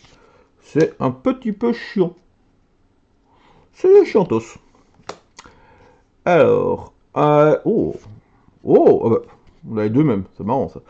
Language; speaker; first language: French; native; French